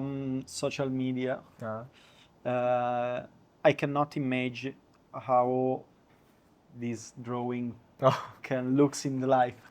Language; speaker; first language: English; non-native, learner; Italian